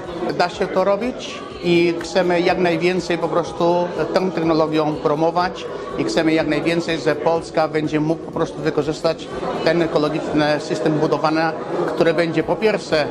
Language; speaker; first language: Polish; non-native, fluent; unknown